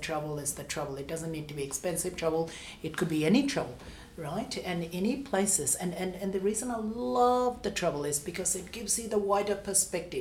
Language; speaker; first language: English; non-native, local second language; Bangla